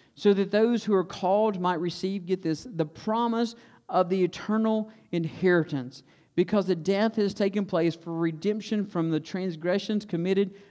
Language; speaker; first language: English; native; English